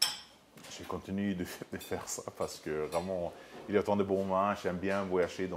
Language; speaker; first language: French; non-native, fluent; Swedish